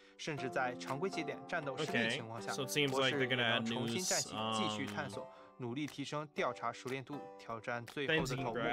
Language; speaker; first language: Chinese; native; Chinese